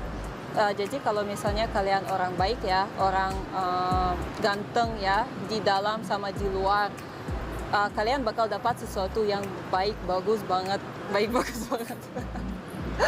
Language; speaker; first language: Indonesian; non-native, fluent; Russian